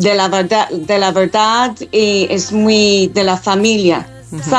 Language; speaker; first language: Spanish; non-native, fluent; English